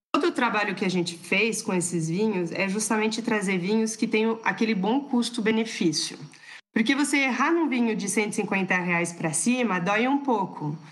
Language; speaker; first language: Portuguese; non-native, fluent; French